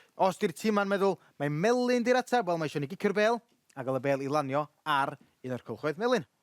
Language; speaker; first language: Welsh; native; Welsh